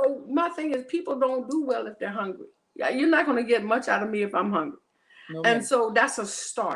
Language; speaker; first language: English; native; English